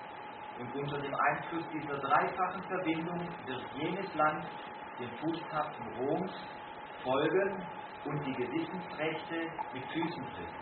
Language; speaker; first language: German; native; German